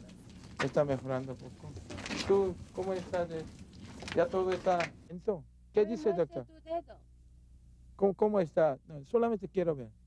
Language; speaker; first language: Spanish; non-native, learner; Korean